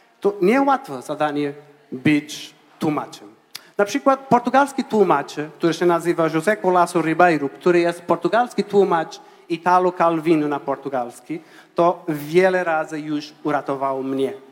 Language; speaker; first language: Polish; non-native, fluent; Portuguese